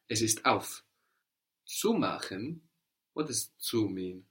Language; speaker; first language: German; non-native, fluent; English